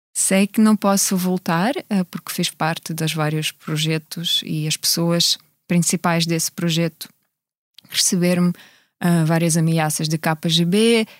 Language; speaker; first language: Portuguese; non-native, fluent; Russian